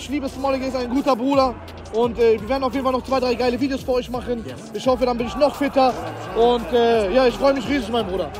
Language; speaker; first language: German; native; German